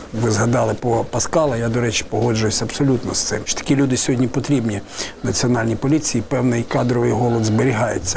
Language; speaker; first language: Ukrainian; native; Ukrainian